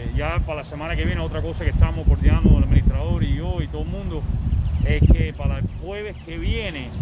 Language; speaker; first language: Spanish; early bilingual, heritage; Spanish